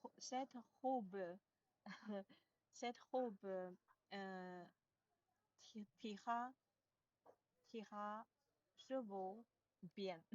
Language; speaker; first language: French; non-native, learner; Chinese